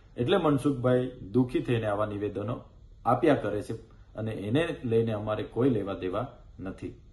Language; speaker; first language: Gujarati; non-native, local second language; Vasavi